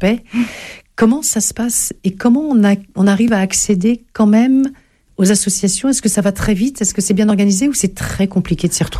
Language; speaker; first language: French; native; French